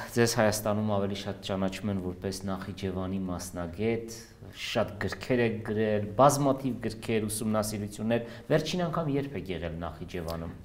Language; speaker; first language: Armenian; native; Armenian